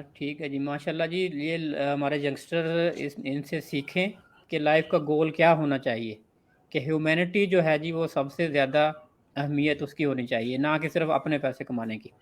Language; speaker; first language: Urdu; non-native, local second language; Punjabi